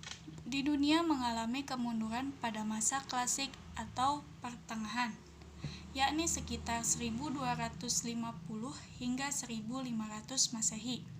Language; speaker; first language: Indonesian; native; Indonesian